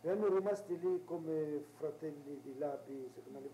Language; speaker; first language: Italian; non-native, local second language; Arabic